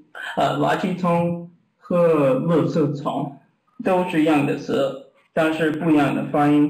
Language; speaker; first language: Chinese; non-native, fluent; English